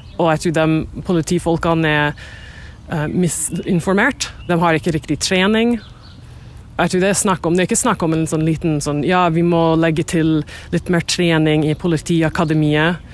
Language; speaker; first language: Norwegian; non-native, fluent; English